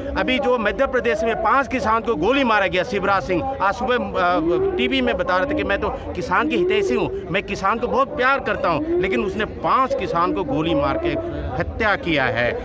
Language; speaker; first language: Hindi; non-native, local second language; Manipuri